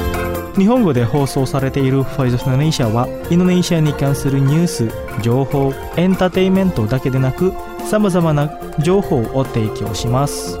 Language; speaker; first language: Japanese; non-native, fluent; Indonesian